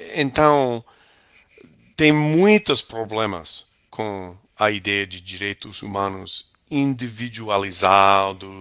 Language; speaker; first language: Portuguese; non-native, learner; English